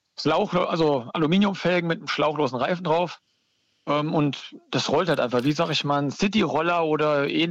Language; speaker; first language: German; native; German